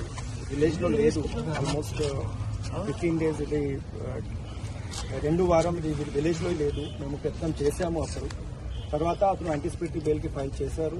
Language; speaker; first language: Telugu; non-native, learner; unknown